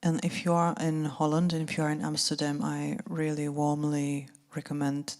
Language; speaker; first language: English; non-native, fluent; Czech